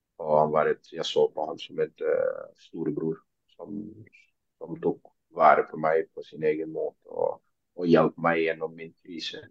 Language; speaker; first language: Norwegian; early bilingual, other home language; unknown